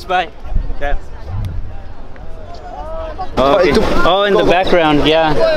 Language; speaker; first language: English; non-native, fluent; Spanish